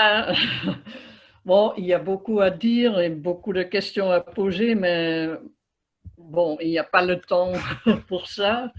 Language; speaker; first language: French; non-native, fluent; Dutch